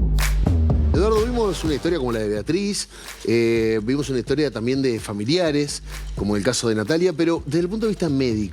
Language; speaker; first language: Spanish; native; Spanish